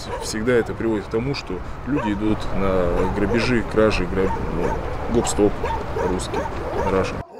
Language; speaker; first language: Russian; native; Russian